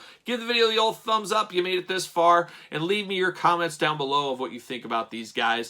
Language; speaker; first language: English; native; English